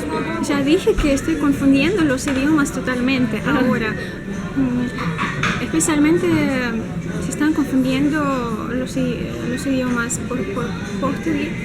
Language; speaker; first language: Spanish; non-native, learner; Russian